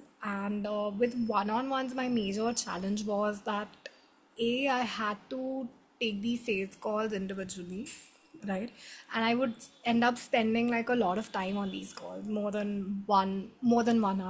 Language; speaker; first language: English; non-native, local second language; Hindi